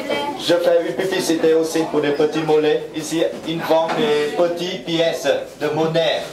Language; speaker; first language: French; non-native, fluent; Vietnamese